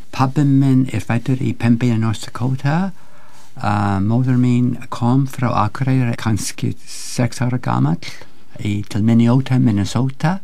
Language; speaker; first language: Icelandic; early bilingual, heritage; Icelandic